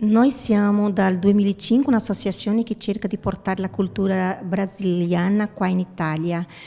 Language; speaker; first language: Italian; non-native, fluent; Portuguese